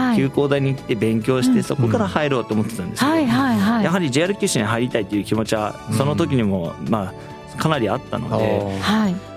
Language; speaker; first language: Japanese; native; Japanese